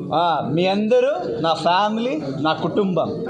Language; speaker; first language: Telugu; non-native, local second language; Hindi